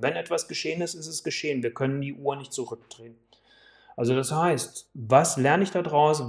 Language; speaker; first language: German; native; German